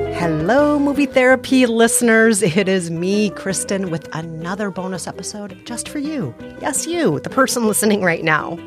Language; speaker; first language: English; native; English